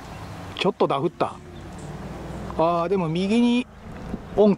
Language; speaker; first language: Japanese; native; Japanese